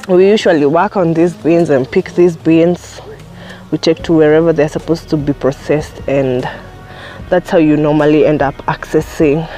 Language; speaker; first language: English; non-native, local second language; Kikuyu